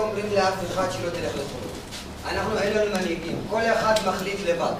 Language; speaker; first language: Hebrew; non-native, fluent; Tigrinya